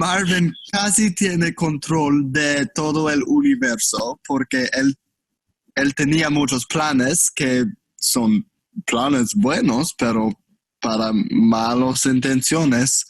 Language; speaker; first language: Spanish; non-native, learner; English